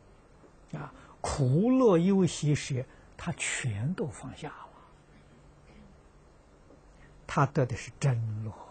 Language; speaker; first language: Chinese; native; Chinese